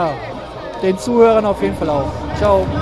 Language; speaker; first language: German; native; German